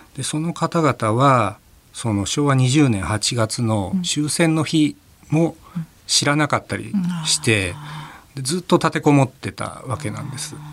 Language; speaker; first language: Japanese; native; Japanese